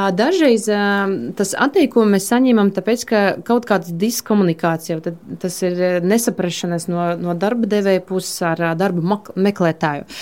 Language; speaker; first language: Latvian; non-native, local second language; Russian